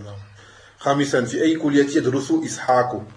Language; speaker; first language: Arabic; non-native, fluent; French